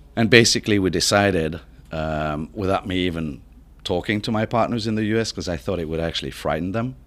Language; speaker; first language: English; non-native, fluent; French